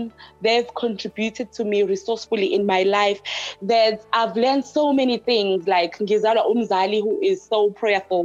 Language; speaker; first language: English; non-native, local second language; Zulu